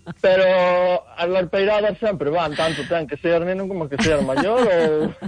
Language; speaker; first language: Galician; native; Galician